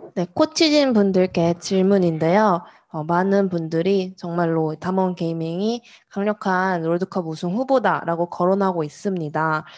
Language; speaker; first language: Korean; native; Korean